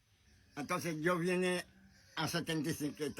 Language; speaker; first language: Spanish; non-native, learner; Haitian Creole